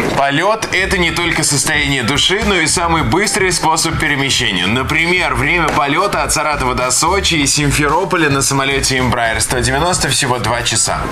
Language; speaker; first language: Russian; native; Russian